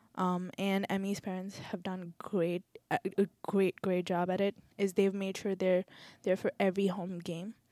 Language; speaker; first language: English; non-native, local second language; Telugu